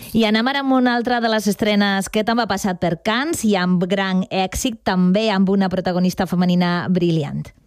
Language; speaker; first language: Catalan; native; Catalan